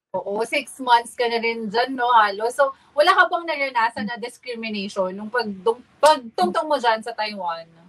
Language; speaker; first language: Filipino; native; Filipino